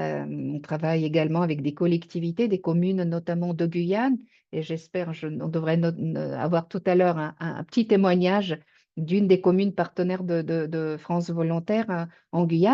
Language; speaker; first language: French; native; French